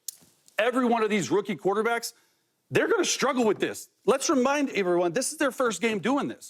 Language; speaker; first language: English; native; English